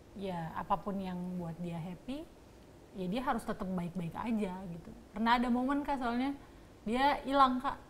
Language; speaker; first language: Indonesian; native; Indonesian